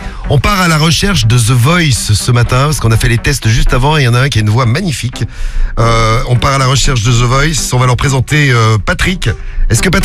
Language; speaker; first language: French; native; French